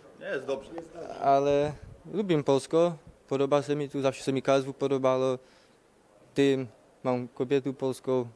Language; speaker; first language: Polish; non-native, learner; Czech